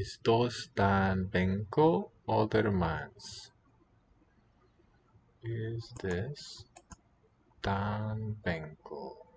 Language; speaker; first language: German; non-native, learner; English